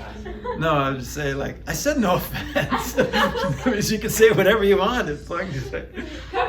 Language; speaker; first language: English; native; English